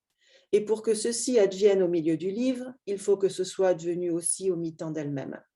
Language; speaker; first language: French; native; French